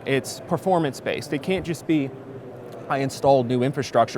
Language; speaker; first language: English; native; English